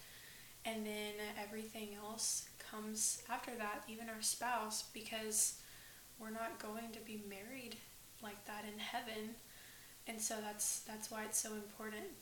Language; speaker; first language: English; native; English